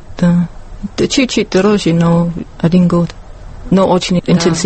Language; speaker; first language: Russian; non-native, learner; English